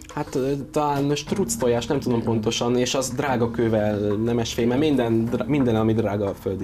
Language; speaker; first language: Hungarian; native; Hungarian